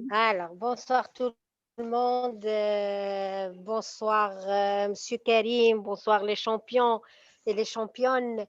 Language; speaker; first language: French; non-native, local second language; Arabic